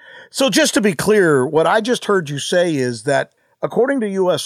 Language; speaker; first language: English; early bilingual, other home language; Spanish